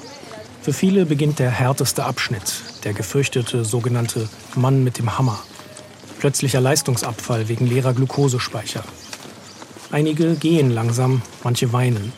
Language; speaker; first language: German; native; German